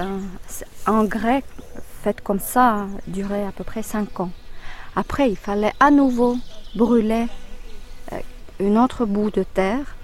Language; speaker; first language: French; non-native, fluent; Finnish